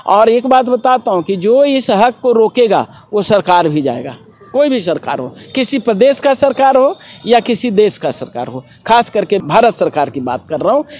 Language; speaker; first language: Hindi; native; Hindi